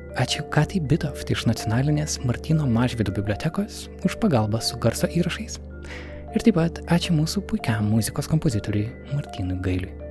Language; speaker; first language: Lithuanian; native; Lithuanian